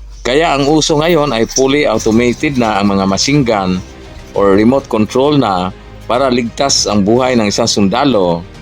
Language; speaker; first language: Filipino; non-native, local second language; Cebuano